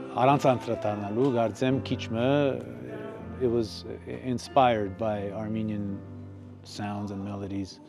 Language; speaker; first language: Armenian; early bilingual, heritage; Armenian